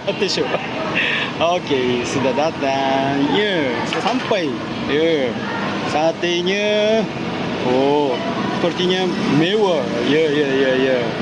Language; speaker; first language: Malay; non-native, learner; Japanese